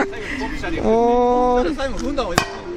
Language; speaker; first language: Japanese; native; Japanese